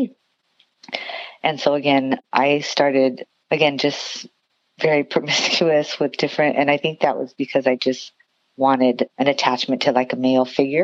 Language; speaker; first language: English; native; English